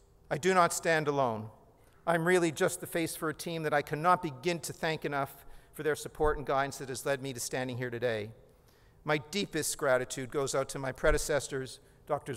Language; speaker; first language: English; native; English